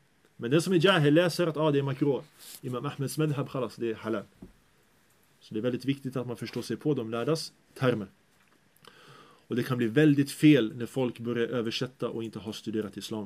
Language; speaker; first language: Swedish; early bilingual, other home language; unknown